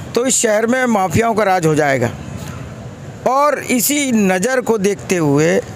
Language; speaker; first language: Hindi; native; Hindi